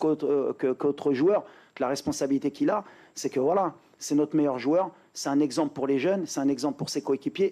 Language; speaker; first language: French; native; French